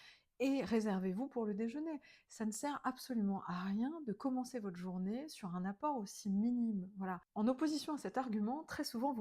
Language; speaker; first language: French; native; French